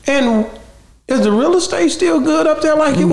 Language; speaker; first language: English; native; English